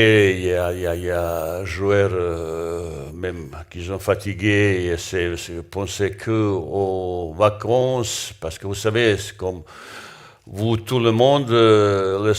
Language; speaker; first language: French; non-native, learner; Bosnian